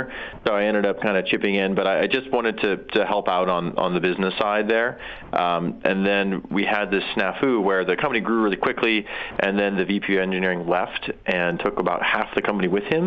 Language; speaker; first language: English; native; English